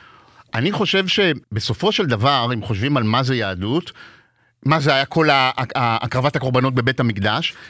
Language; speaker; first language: Hebrew; native; Hebrew